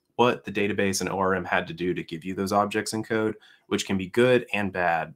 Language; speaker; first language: English; native; English